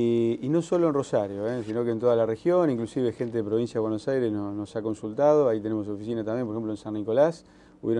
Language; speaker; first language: Spanish; native; Spanish